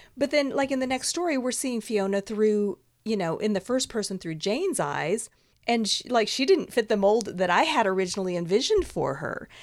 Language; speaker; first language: English; native; English